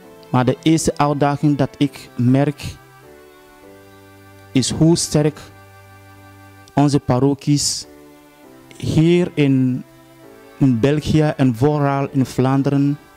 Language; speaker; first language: Dutch; non-native, fluent; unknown